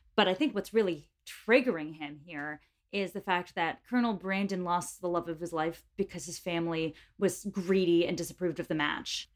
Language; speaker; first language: English; native; English